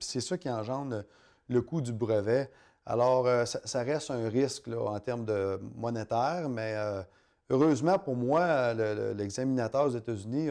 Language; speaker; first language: French; native; French